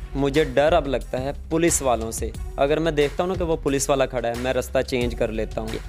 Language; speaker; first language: Urdu; non-native, local second language; Punjabi